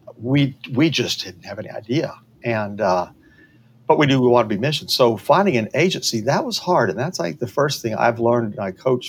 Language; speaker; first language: English; native; English